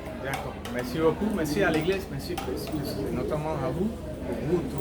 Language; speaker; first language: French; non-native, learner; Spanish